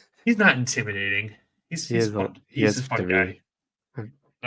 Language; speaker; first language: English; native; English